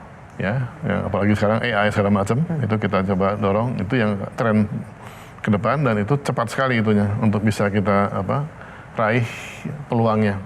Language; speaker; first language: Indonesian; native; Indonesian